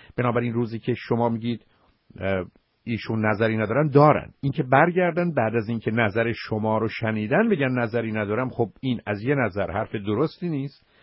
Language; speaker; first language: Persian; native; Persian